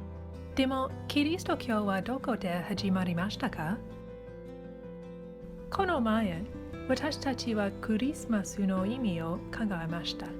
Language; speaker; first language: Japanese; non-native, learner; English